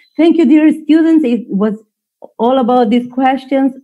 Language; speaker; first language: English; non-native, fluent; Spanish